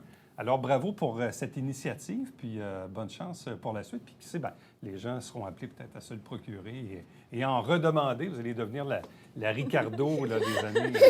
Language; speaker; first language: French; native; French